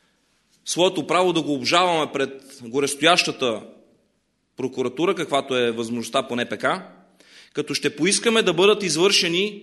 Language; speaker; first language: Bulgarian; native; Bulgarian